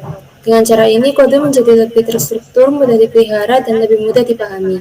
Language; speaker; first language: Indonesian; native; Indonesian